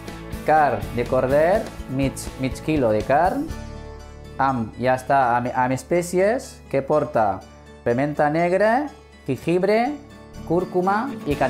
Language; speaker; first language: Catalan; non-native, fluent; Arabic